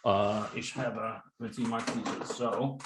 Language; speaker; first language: German; non-native, learner; English